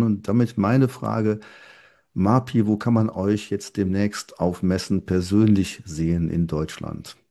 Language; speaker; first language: German; native; German